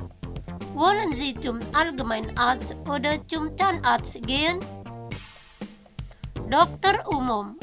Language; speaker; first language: German; non-native, fluent; Indonesian